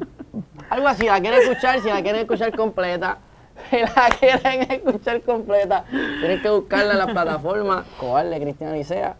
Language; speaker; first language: Spanish; native; Spanish